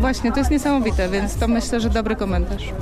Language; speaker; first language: Polish; native; Polish